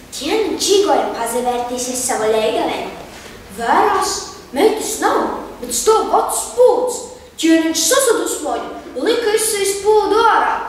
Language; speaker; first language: Latvian; native; Latvian